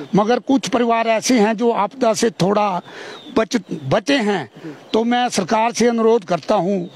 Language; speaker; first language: Hindi; native; Hindi